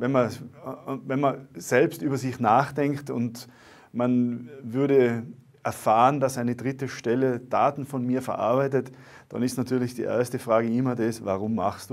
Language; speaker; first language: German; native; German